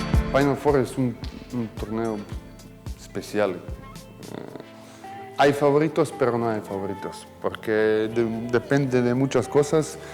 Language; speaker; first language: Spanish; non-native, fluent; Croatian